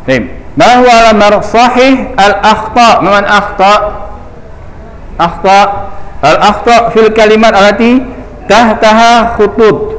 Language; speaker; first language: Arabic; non-native, fluent; Indonesian